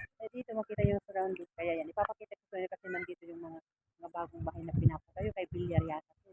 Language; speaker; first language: Filipino; non-native, local second language; Iloko